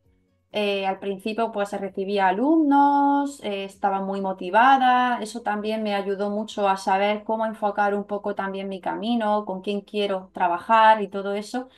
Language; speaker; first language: Spanish; native; Spanish